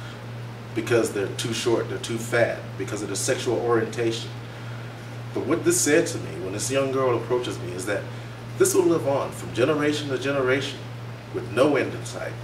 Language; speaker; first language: English; native; English